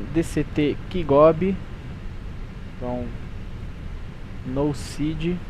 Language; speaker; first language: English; non-native, fluent; Portuguese